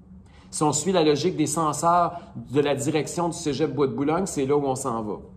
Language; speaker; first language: French; native; French